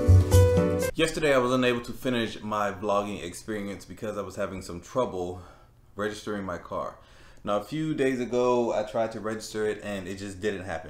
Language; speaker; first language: English; native; English